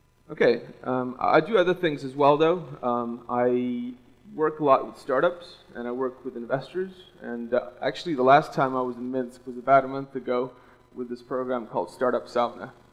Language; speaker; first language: English; non-native, fluent; Russian